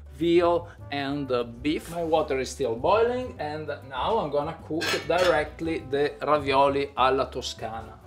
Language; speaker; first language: English; non-native, fluent; Italian